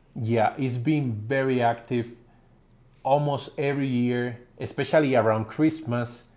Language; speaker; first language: English; non-native, fluent; Spanish